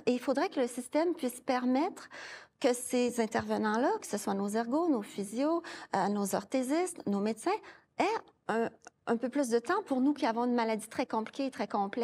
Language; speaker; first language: French; native; French